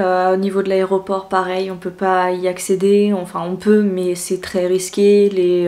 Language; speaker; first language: French; native; French